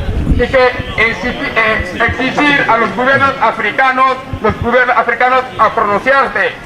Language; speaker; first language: Spanish; non-native, fluent; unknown